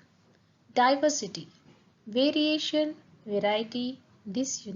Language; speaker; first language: English; non-native, local second language; Telugu